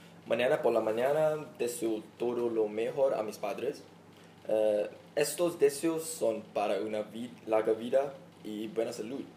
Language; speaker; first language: Spanish; non-native, learner; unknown